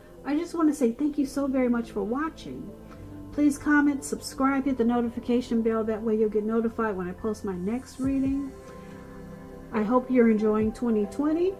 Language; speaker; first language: English; native; English